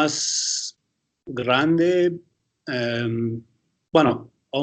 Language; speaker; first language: Spanish; early bilingual, heritage; English